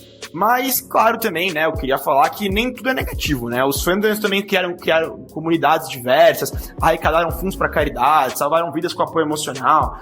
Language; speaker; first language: Portuguese; native; Portuguese